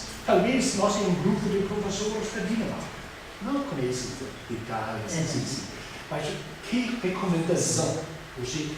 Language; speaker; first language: Portuguese; non-native, fluent; Danish